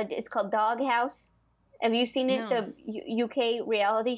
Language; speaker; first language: English; native; English